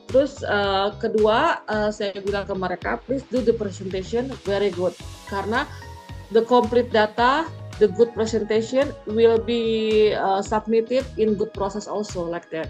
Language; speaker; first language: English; non-native, fluent; Indonesian